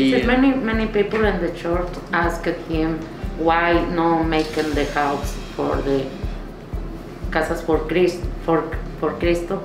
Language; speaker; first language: English; non-native, learner; Spanish